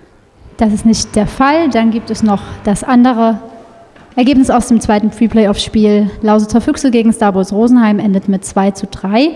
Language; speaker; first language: German; native; German